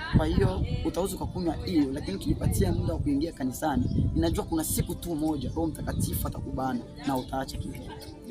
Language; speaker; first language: Swahili; non-native, local second language; Rundi